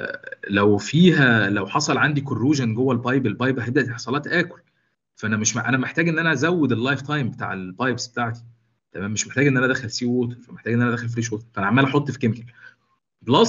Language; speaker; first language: Arabic; native; Arabic